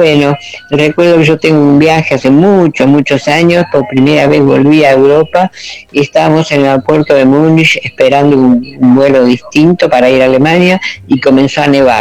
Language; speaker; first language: Spanish; native; Spanish